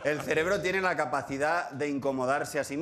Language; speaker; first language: Spanish; native; Spanish